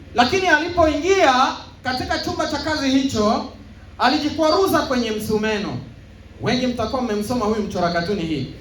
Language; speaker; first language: Swahili; native; Swahili